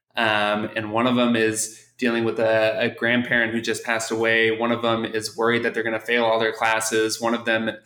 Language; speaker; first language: English; native; English